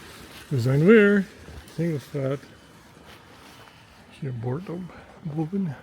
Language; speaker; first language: Dutch; non-native, learner; English